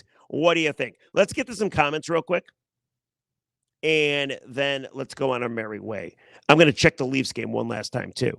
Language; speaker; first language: English; native; English